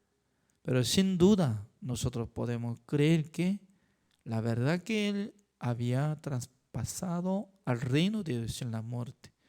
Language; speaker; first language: Spanish; non-native, learner; Korean